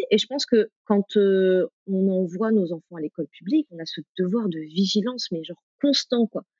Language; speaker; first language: French; early bilingual, other home language; Arabic